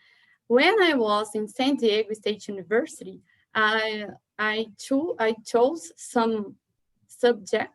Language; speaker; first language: English; non-native, learner; Portuguese